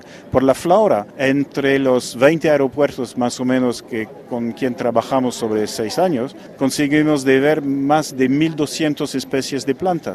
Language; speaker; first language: Spanish; non-native, fluent; French